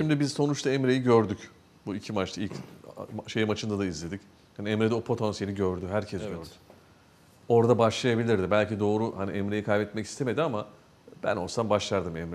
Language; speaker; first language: Turkish; native; Turkish